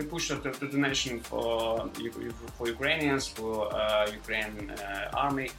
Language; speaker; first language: English; non-native, learner; Ukrainian